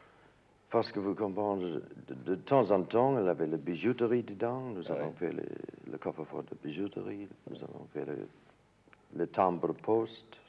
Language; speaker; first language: French; non-native, learner; English